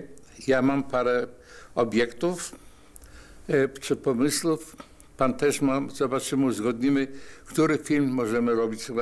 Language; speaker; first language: Polish; non-native, fluent; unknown